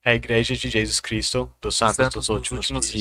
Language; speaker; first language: Portuguese; non-native, fluent; English